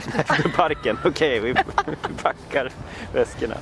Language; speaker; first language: Swedish; native; Swedish